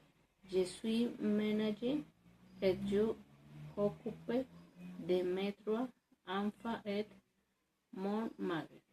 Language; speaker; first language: French; non-native, learner; Spanish